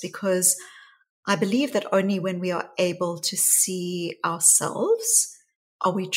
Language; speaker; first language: English; native; English